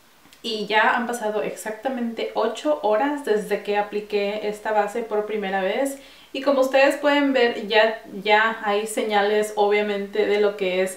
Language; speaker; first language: Spanish; early bilingual, heritage; Spanish